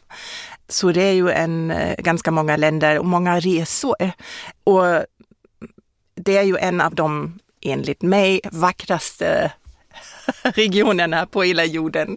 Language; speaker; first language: Swedish; non-native, fluent; German